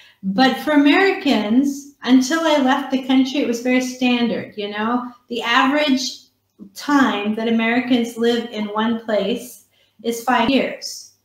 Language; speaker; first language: English; native; English